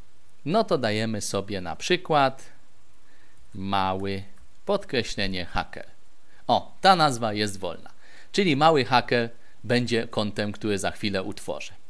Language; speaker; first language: Polish; native; Polish